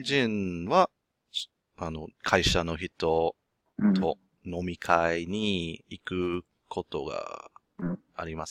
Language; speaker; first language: Japanese; non-native, learner; English